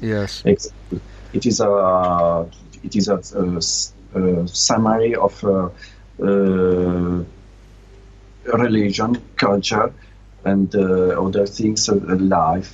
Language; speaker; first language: English; non-native, learner; Italian